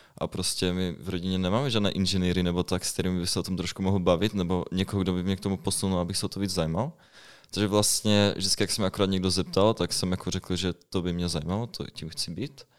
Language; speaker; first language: Czech; native; Czech